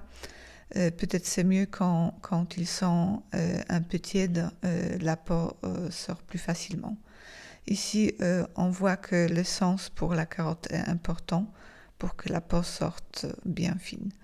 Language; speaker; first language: French; non-native, fluent; Polish